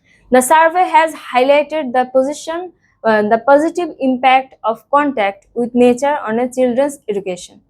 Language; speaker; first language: English; non-native, local second language; Bangla